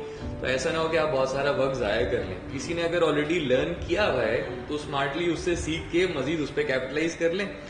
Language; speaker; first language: Urdu; native; Urdu